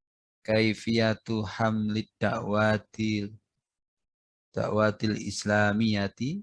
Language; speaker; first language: Arabic; non-native, learner; Indonesian